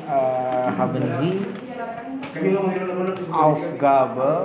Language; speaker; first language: German; non-native, learner; Indonesian